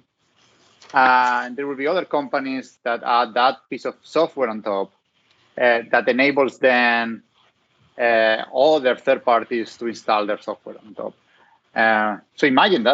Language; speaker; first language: English; non-native, fluent; Spanish